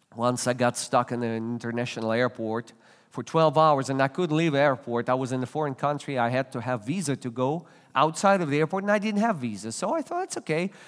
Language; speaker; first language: English; non-native, fluent; Russian